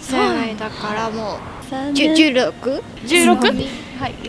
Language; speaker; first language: Japanese; non-native, learner; Chinese